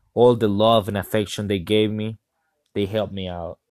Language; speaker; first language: English; non-native, fluent; Spanish